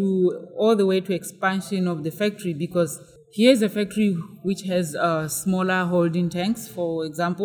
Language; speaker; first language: English; non-native, local second language; Tswana